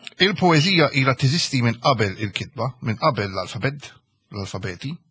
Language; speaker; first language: Maltese; early bilingual, heritage; Maltese